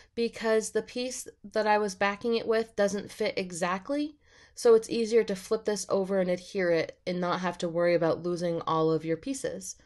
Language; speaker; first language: English; native; English